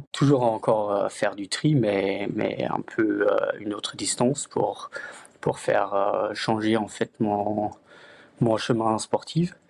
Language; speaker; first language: French; non-native, fluent; Luxembourgish